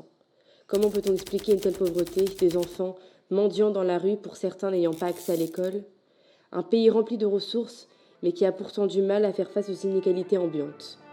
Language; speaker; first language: French; native; French